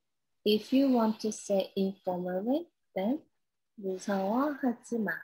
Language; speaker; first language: English; non-native, learner; Korean